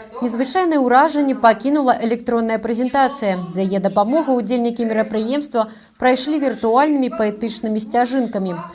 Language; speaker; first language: Belarusian; native; Belarusian